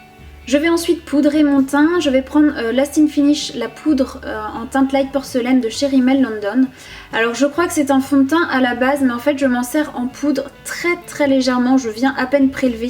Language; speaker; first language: French; native; French